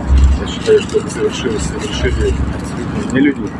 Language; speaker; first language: Russian; native; Russian